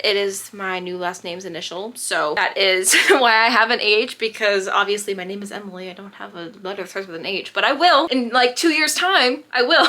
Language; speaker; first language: English; native; English